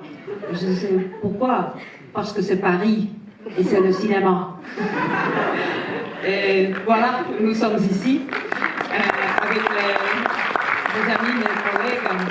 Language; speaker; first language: French; non-native, learner; Estonian